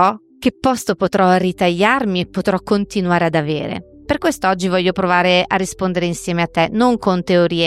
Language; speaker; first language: Italian; native; Italian